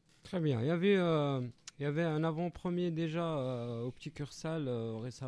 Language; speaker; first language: French; native; French